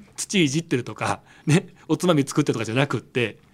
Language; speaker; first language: Japanese; native; Japanese